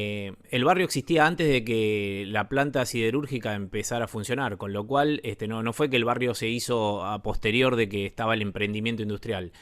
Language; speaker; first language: Spanish; native; Spanish